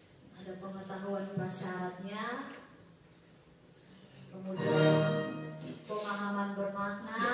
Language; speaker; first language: Indonesian; native; Indonesian